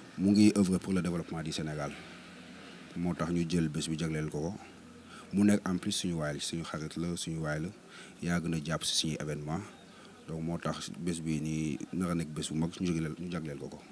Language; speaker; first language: Wolof; non-native, local second language; Serer